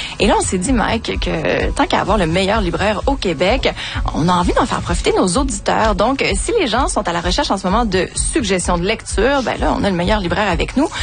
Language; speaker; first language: French; native; French